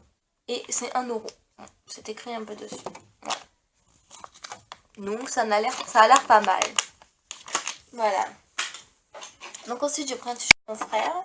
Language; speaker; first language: French; native; French